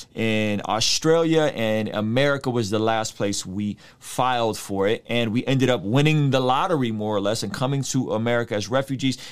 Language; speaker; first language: English; early bilingual, other home language; Russian